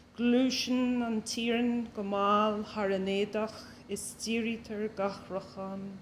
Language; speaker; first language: Irish; non-native, local second language; English